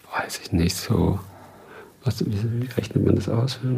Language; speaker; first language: German; native; German